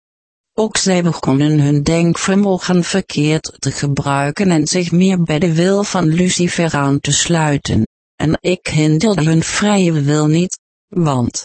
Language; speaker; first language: Dutch; native; Dutch